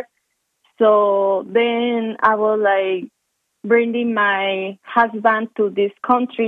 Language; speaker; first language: English; non-native, fluent; Spanish